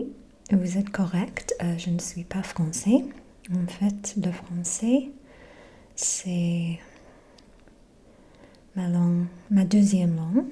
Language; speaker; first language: French; non-native, fluent; English